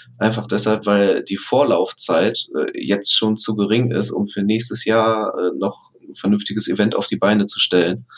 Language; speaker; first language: German; native; German